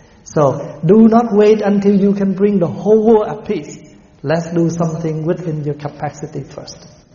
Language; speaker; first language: English; non-native, fluent; Vietnamese